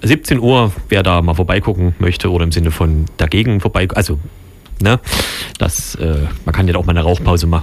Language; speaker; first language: German; native; German